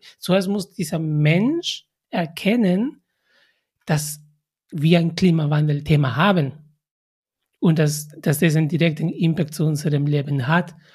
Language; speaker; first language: German; native; German